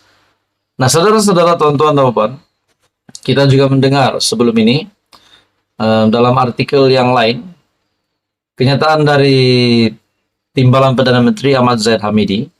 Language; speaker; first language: Malay; native; Malay